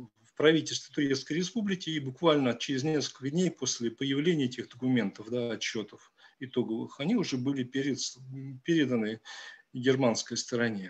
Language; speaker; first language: Russian; native; Russian